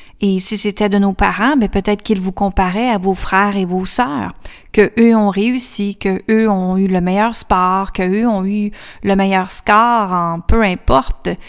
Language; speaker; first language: French; native; French